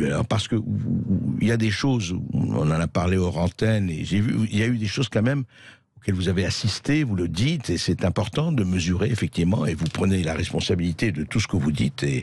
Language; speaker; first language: French; native; French